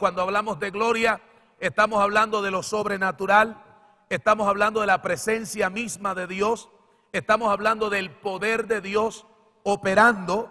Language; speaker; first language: Spanish; native; Spanish